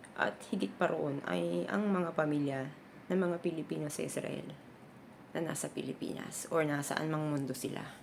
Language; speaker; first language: Filipino; native; Filipino